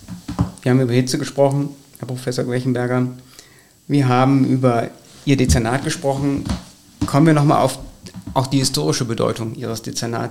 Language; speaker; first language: German; native; German